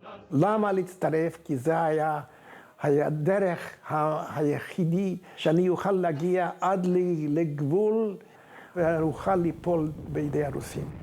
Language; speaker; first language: Hebrew; non-native, fluent; Hungarian